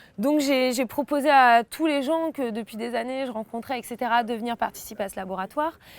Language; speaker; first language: French; native; French